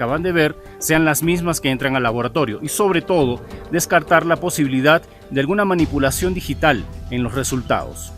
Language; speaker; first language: Spanish; native; Spanish